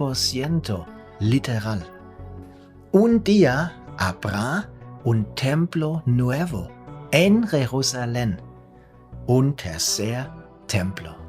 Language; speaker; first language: Spanish; non-native, fluent; German